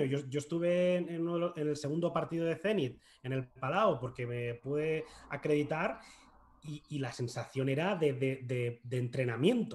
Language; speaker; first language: Spanish; native; Spanish